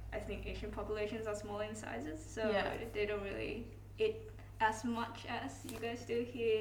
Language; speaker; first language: English; non-native, local second language; Cantonese